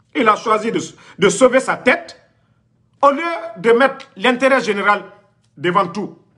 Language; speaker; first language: French; non-native, local second language; Mandingo